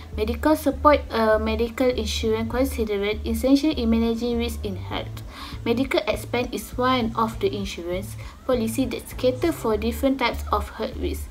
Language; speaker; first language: English; non-native, local second language; Malay